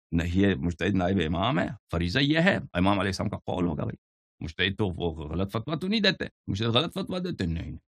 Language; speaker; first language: Urdu; non-native, fluent; Persian